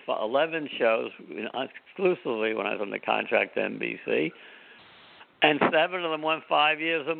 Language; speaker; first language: English; native; English